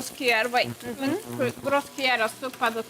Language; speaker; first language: French; non-native, learner; Turkish